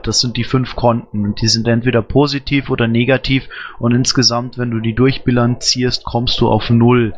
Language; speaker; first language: German; native; German